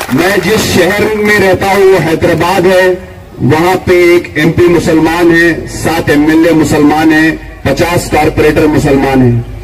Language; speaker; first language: Urdu; native; Urdu